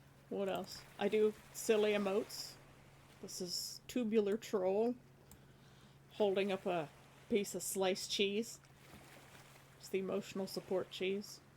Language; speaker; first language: English; native; English